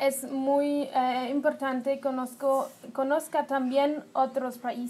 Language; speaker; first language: Spanish; non-native, learner; German